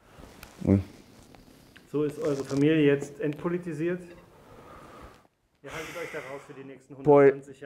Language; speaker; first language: German; native; German